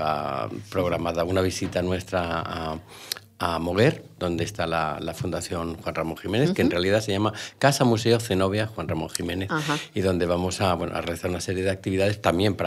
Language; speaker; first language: Spanish; native; Spanish